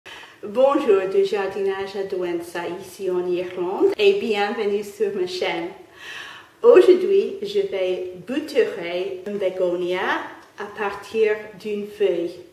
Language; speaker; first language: French; non-native, learner; English